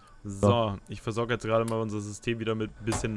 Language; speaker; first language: German; native; German